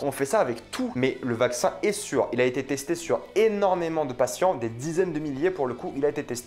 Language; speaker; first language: French; native; French